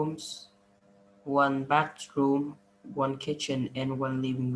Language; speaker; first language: English; non-native, learner; Vietnamese